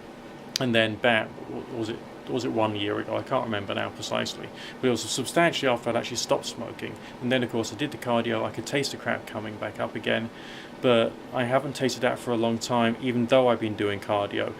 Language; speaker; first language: English; native; English